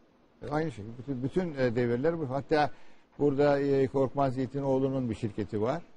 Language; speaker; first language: Turkish; native; Turkish